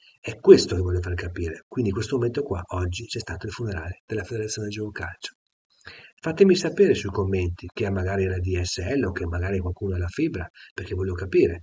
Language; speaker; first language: Italian; native; Italian